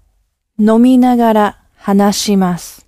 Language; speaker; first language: Japanese; non-native, learner; English